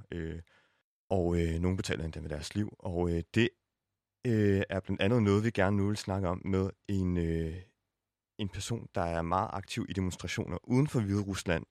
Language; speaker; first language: Danish; native; Danish